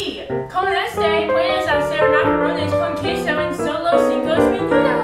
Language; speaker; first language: Spanish; non-native, learner; English